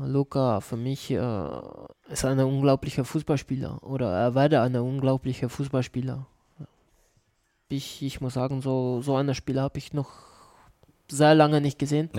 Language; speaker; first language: German; non-native, learner; Czech